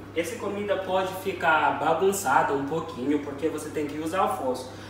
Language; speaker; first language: Portuguese; non-native, learner; Xhosa